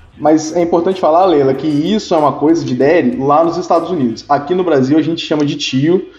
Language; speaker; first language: Portuguese; native; Portuguese